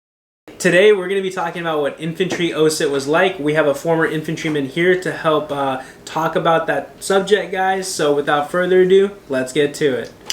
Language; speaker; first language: English; native; English